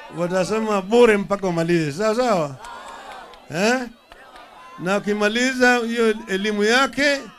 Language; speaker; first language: Swahili; non-native, local second language; Luo (Kenya and Tanzania)